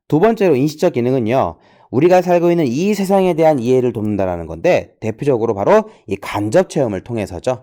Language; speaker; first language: Korean; native; Korean